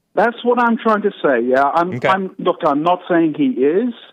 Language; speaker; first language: English; native; English